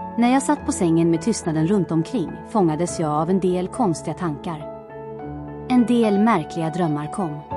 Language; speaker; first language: Swedish; non-native, fluent; Croatian